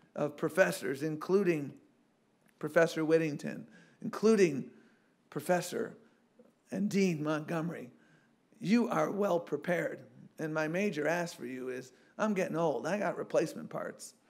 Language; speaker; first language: English; native; English